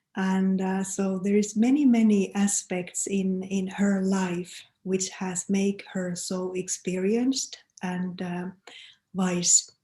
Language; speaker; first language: English; non-native, fluent; Finnish